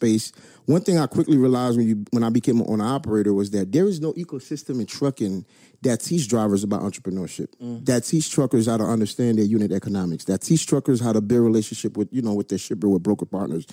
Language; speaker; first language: English; non-native, fluent; Haitian Creole